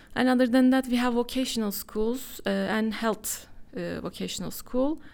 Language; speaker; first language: English; non-native, fluent; Turkish